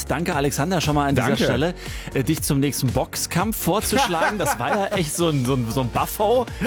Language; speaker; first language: German; native; German